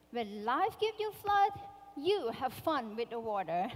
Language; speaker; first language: English; non-native, fluent; Thai